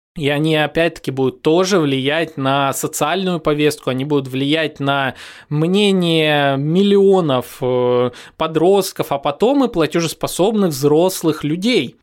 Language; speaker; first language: Russian; native; Russian